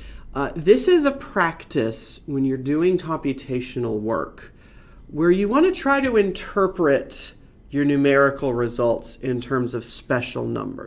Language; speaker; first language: English; native; English